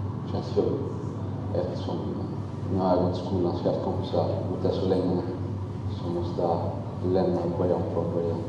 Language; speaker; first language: Swedish; non-native, learner; Arabic